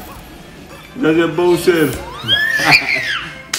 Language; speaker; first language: Spanish; native; Spanish